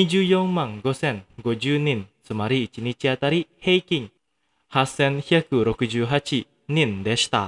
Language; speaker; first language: Japanese; non-native, fluent; Indonesian